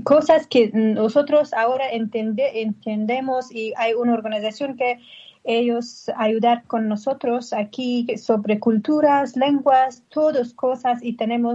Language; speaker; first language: Spanish; non-native, learner; Persian